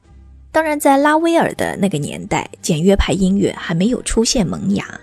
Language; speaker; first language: Chinese; native; Chinese